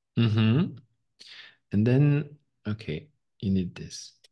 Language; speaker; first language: English; non-native, fluent; French